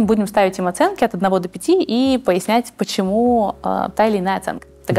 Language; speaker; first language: Russian; native; Russian